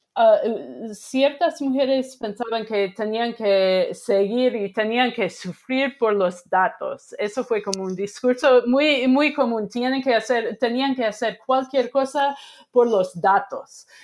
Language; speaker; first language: Spanish; non-native, fluent; English